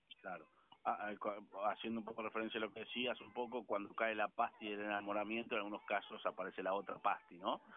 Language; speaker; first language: Spanish; native; Spanish